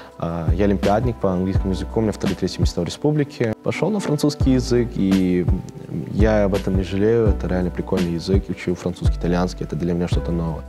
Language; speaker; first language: Russian; non-native, fluent; Turkmen